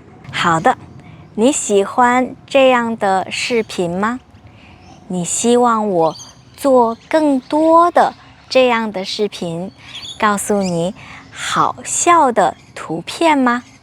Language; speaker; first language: Chinese; non-native, fluent; English